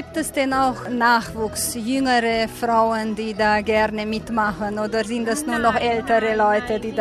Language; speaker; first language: German; native; German